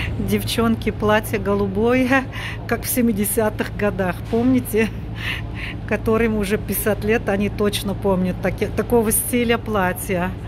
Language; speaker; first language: Russian; native; Russian